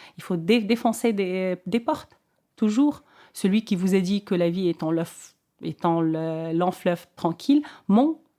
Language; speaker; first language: French; non-native, local second language; Arabic